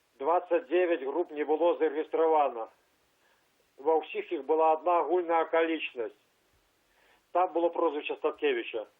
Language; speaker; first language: Belarusian; native; Belarusian